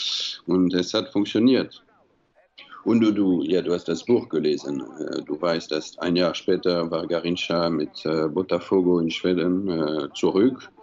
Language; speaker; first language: German; non-native, fluent; French